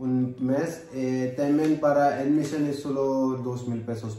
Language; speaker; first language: Spanish; non-native, learner; Hindi